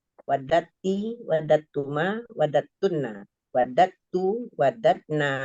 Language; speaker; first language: Arabic; non-native, learner; Indonesian